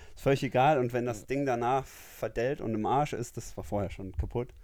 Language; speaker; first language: German; early bilingual, heritage; German